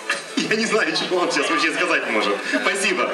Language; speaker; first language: Russian; native; Russian